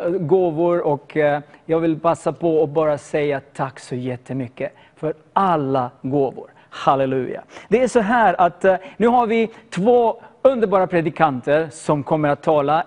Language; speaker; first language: Swedish; non-native, fluent; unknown